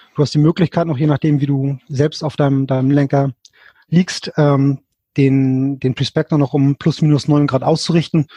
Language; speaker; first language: German; native; German